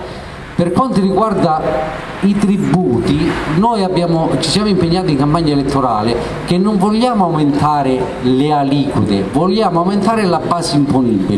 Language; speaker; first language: Italian; native; Italian